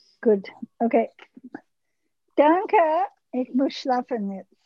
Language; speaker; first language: German; early bilingual, heritage; English